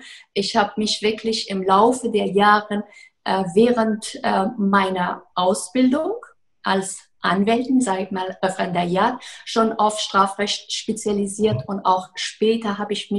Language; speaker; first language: German; non-native, fluent; Persian